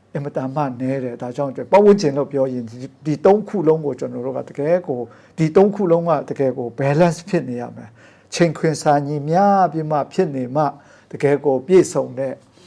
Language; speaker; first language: Burmese; non-native, local second language; Kachin